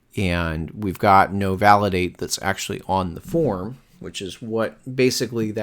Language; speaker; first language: English; native; English